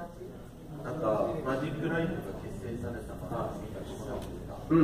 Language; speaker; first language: Japanese; non-native, fluent; English